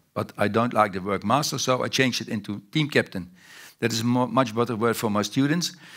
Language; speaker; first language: English; non-native, fluent; Dutch